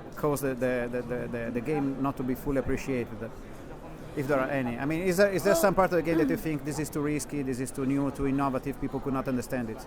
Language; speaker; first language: English; non-native, fluent; Italian